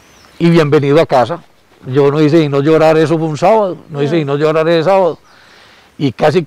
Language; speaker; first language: Spanish; native; Spanish